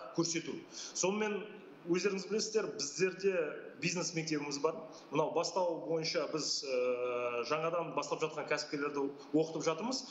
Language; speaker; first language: Kazakh; native; Kazakh